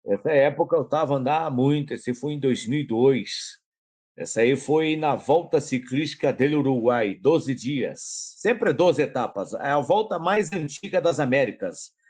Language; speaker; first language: Portuguese; native; Portuguese